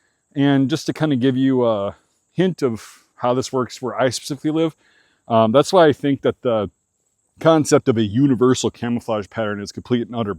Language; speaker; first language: English; native; English